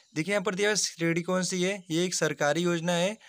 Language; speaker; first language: Hindi; native; Hindi